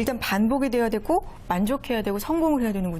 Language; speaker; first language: Korean; native; Korean